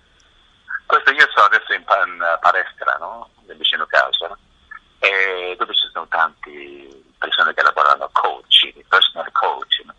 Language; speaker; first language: Italian; non-native, fluent; Japanese